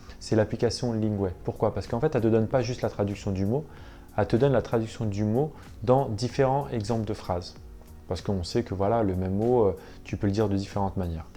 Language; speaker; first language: French; native; French